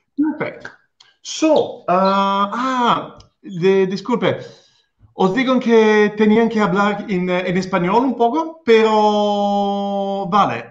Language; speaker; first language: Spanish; non-native, learner; Italian